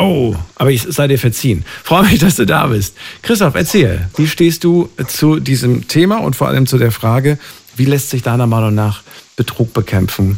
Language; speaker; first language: German; native; German